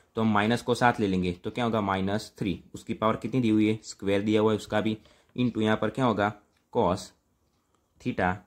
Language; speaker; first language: Hindi; non-native, local second language; Gujarati